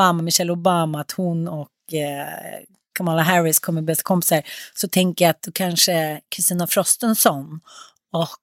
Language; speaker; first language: Swedish; native; Swedish